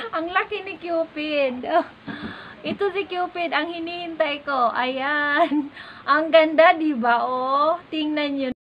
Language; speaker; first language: Filipino; non-native, local second language; Cebuano